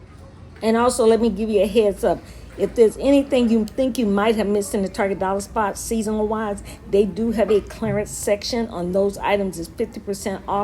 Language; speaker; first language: English; native; English